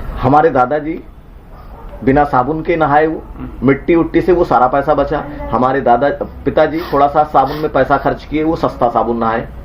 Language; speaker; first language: Hindi; native; Hindi